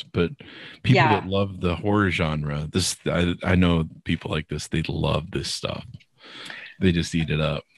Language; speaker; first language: English; native; English